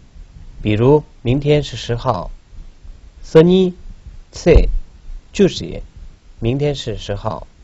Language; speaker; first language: Chinese; non-native, local second language; Tibetan